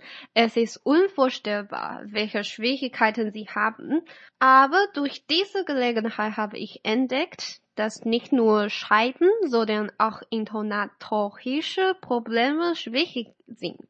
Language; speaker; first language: German; non-native, fluent; Chinese